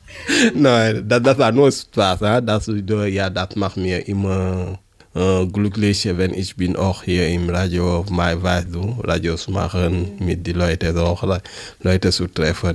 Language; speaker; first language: German; non-native, learner; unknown